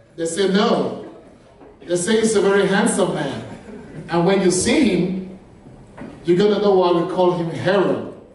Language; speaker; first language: English; non-native, local second language; French